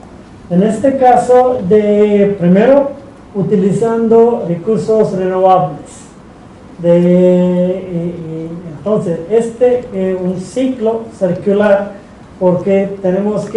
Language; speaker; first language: Spanish; non-native, fluent; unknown